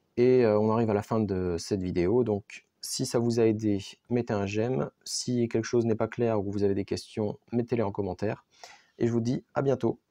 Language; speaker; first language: French; native; French